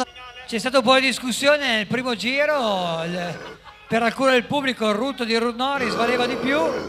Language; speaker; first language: Italian; native; Italian